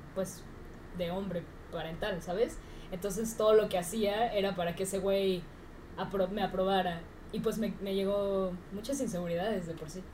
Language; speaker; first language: Spanish; native; Spanish